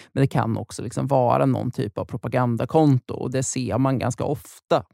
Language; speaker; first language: Swedish; native; Swedish